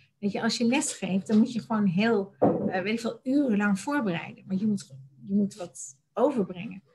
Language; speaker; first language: Dutch; native; Dutch